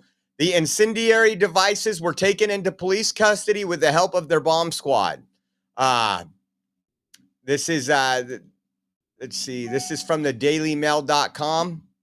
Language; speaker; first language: English; native; English